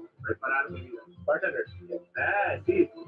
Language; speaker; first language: Spanish; non-native, learner; English